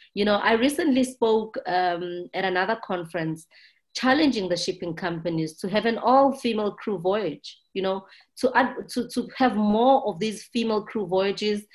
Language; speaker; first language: English; non-native, local second language; Zulu